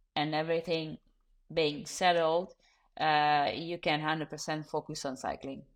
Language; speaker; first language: English; non-native, fluent; Italian